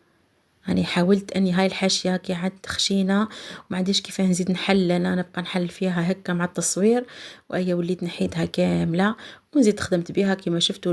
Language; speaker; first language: Arabic; native; Arabic